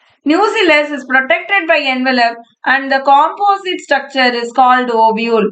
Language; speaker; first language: English; non-native, local second language; Tamil